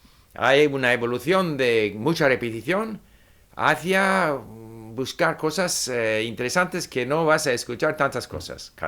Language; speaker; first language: Spanish; non-native, fluent; English